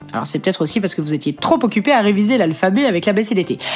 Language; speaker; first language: French; native; French